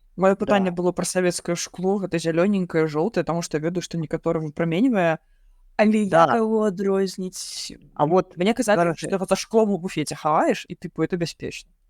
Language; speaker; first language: Belarusian; non-native, local second language; Russian